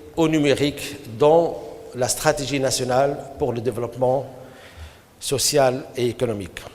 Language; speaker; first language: French; non-native, local second language; Arabic